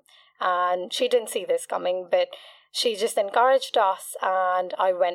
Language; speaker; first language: English; non-native, local second language; Kachhi